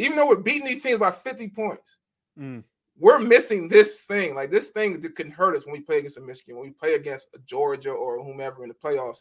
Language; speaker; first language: English; native; English